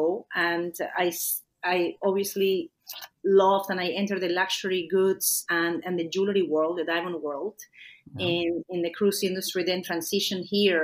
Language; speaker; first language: English; non-native, fluent; Spanish